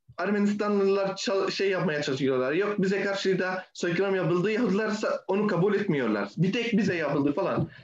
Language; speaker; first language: Turkish; non-native, fluent; Arabic